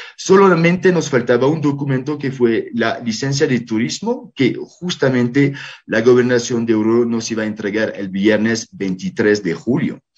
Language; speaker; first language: Spanish; non-native, fluent; French